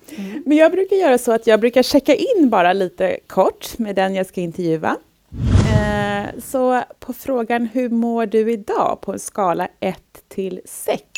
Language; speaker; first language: Swedish; native; Swedish